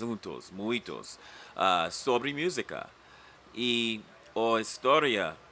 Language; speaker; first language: Portuguese; non-native, learner; English